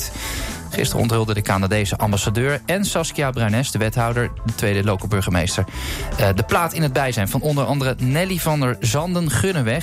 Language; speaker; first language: Dutch; native; Dutch